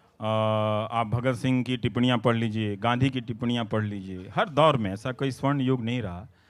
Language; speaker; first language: Hindi; non-native, local second language; Bhojpuri